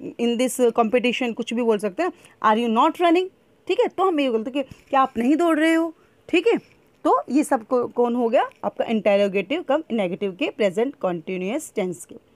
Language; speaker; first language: Hindi; native; Hindi